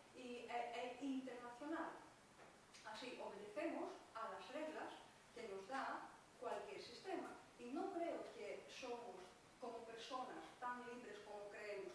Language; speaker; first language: Spanish; non-native, fluent; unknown